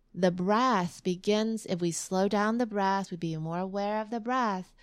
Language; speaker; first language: English; early bilingual, other home language; Vietnamese